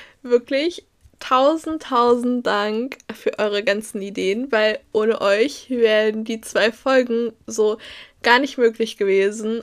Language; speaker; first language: German; native; German